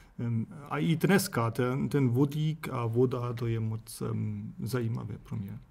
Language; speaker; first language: Czech; non-native, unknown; German